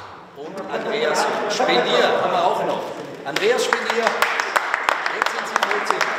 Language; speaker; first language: German; native; German